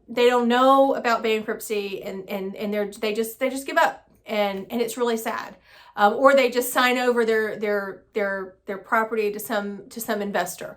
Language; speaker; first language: English; native; English